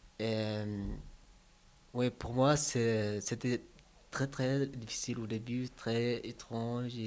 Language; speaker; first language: French; non-native, learner; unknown